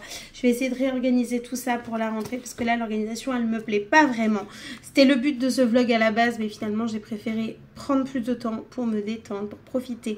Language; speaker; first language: French; native; French